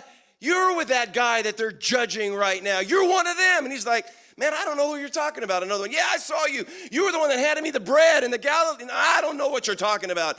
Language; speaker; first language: English; native; English